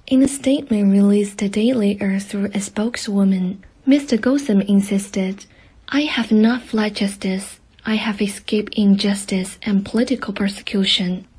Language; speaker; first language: English; non-native, fluent; Chinese